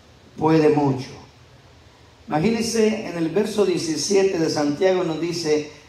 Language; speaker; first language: Spanish; native; Spanish